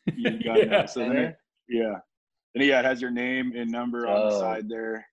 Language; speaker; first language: English; native; English